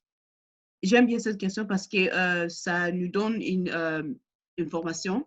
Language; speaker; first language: French; non-native, learner; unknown